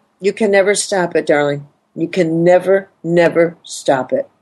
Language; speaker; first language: English; native; English